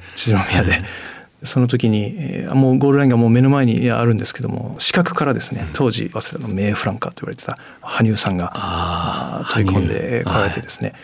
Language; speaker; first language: Japanese; native; Japanese